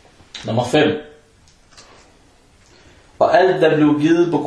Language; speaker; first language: Danish; early bilingual, other home language; Arabic